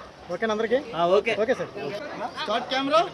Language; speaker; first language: Telugu; native; Telugu